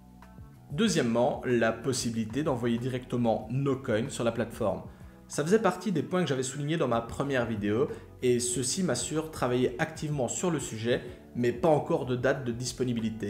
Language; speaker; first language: French; native; French